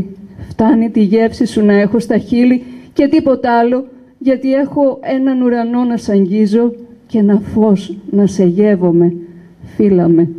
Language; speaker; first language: Greek; native; Greek